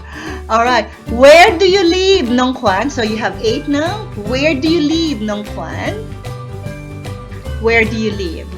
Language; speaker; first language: English; non-native, learner; Thai